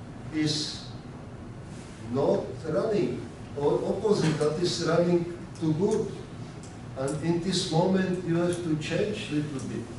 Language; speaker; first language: English; non-native, learner; Czech